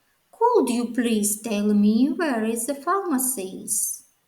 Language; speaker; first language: English; non-native, fluent; Ukrainian